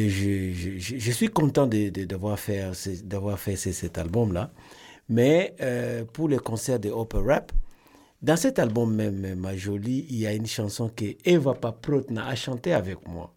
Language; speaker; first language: French; non-native, local second language; Lingala